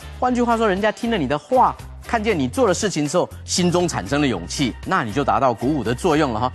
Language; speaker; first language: Chinese; native; Chinese